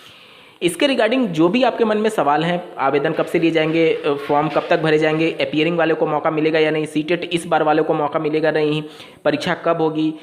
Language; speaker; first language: Hindi; native; Hindi